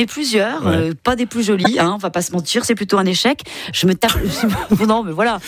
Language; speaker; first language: French; native; French